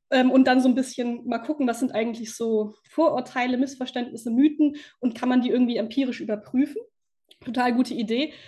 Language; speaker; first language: German; native; German